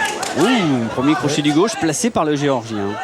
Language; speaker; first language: French; native; French